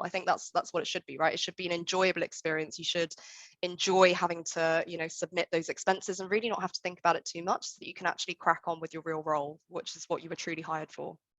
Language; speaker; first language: English; native; English